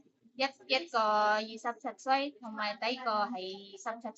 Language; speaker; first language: Cantonese; non-native, learner; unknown